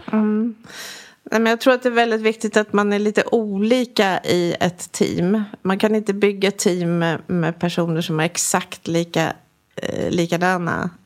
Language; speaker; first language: Swedish; native; Swedish